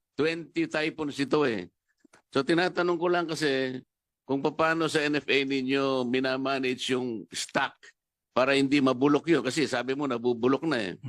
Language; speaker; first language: Filipino; non-native, local second language; Pampanga